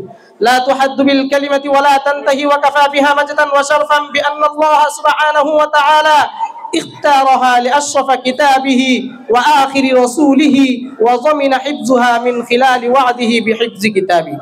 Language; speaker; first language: Arabic; non-native, learner; Bangla